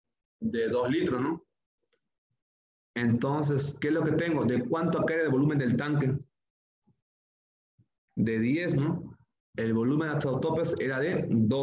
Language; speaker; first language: Spanish; native; Spanish